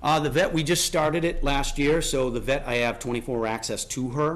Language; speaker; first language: English; native; English